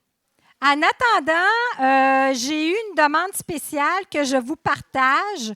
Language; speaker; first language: French; native; French